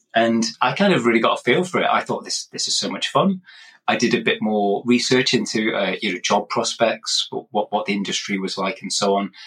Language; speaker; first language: English; native; English